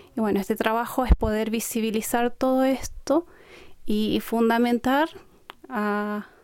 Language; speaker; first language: Spanish; non-native, local second language; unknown